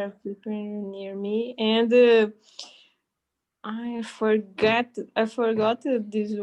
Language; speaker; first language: English; non-native, learner; Portuguese